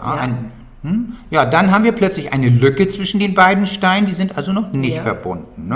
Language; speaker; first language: German; native; German